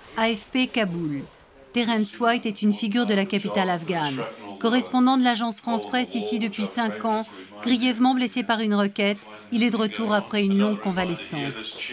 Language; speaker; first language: French; native; French